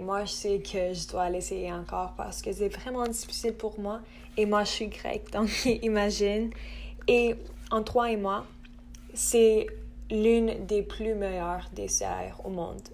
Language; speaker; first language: French; non-native, local second language; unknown